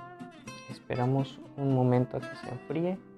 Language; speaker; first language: Spanish; native; Spanish